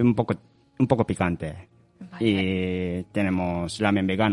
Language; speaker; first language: Spanish; non-native, learner; Japanese